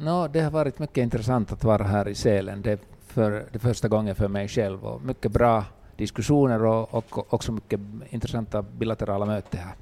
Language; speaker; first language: Swedish; non-native, local second language; Finnish